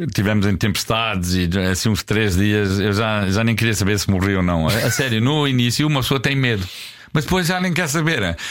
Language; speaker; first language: Portuguese; non-native, fluent; English